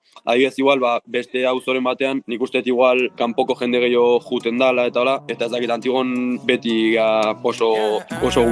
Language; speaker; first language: Basque; native; Basque